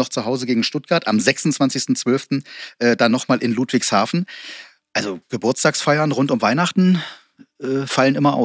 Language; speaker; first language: German; native; German